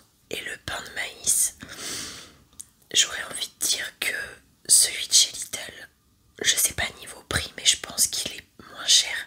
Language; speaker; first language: French; native; French